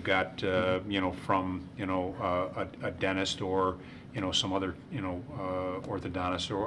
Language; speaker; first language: English; non-native, fluent; German